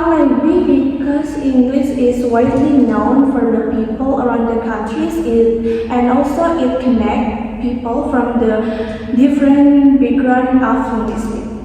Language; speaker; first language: English; non-native, fluent; Indonesian